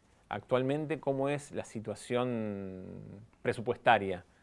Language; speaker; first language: Spanish; native; Spanish